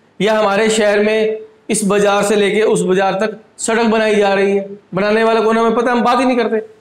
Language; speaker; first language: Hindi; native; Hindi